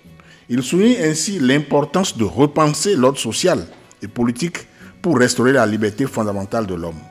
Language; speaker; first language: French; non-native, local second language; Ewe